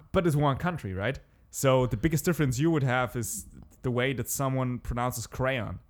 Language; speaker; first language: English; non-native, fluent; German